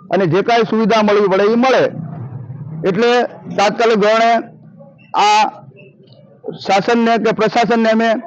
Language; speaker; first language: Gujarati; native; Gujarati